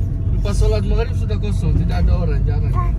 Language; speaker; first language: Indonesian; non-native, fluent; Arabic